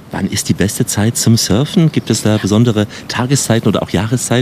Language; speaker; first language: German; native; German